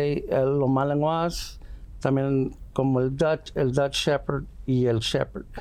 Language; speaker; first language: Spanish; early bilingual, heritage; Spanish